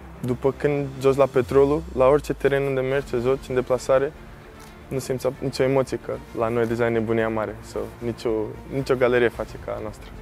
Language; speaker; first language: Romanian; early bilingual, heritage; Romanian